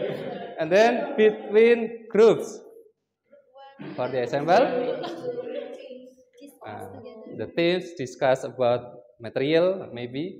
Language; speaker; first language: English; non-native, learner; Indonesian